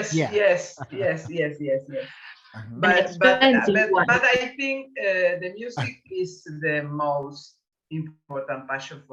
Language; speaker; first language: English; non-native, learner; Spanish